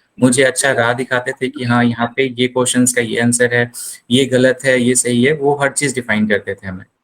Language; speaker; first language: Hindi; native; Hindi